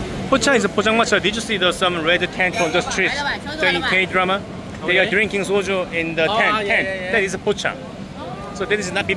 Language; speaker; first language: English; non-native, learner; Korean